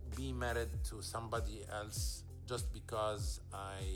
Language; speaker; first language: English; non-native, fluent; Arabic